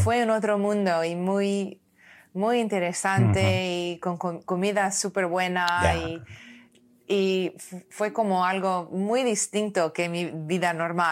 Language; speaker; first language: Spanish; non-native, learner; English